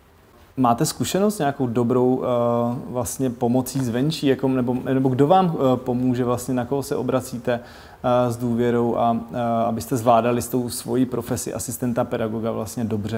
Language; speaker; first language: Czech; native; Czech